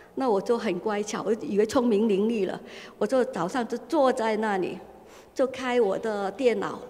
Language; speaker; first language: Chinese; non-native, fluent; Cantonese